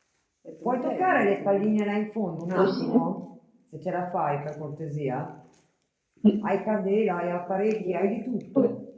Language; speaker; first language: Italian; native; Italian